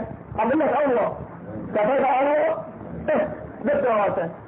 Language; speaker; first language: Arabic; native; Arabic